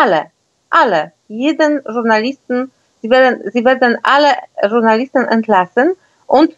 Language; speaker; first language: German; non-native, fluent; Polish